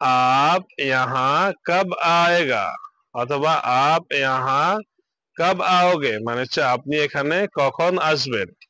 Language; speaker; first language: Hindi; non-native, learner; Bangla